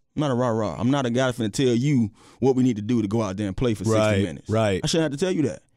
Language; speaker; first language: English; native; English